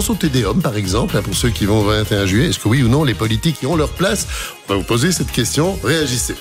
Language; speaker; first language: French; native; French